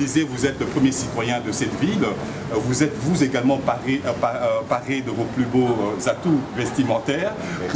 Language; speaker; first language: French; non-native, local second language; Lingala